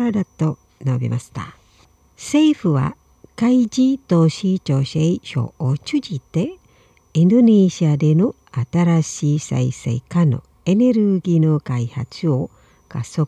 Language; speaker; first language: Japanese; non-native, fluent; Indonesian